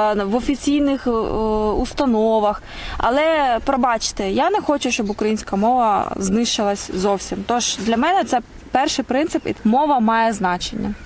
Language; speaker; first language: Ukrainian; non-native, local second language; Russian